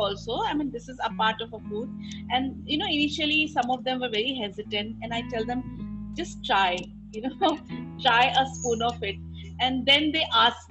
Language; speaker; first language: English; non-native, local second language; Assamese